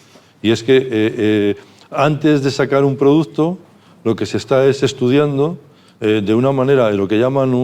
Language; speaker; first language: Spanish; native; Spanish